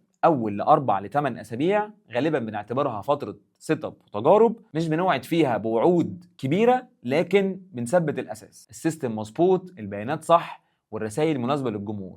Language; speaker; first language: Arabic; native; Arabic